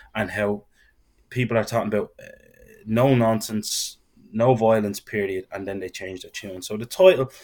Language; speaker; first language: English; native; English